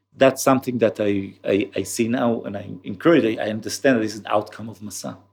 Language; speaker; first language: English; non-native, fluent; Hebrew